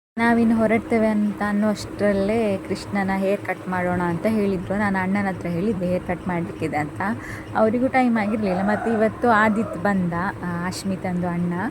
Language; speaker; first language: Kannada; native; Kannada